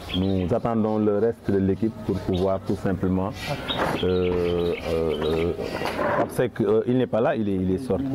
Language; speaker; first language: French; non-native, local second language; Wolof